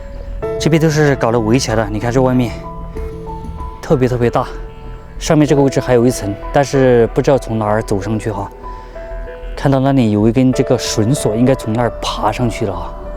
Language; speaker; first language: Chinese; native; Chinese